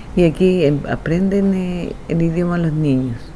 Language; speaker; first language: Spanish; native; Spanish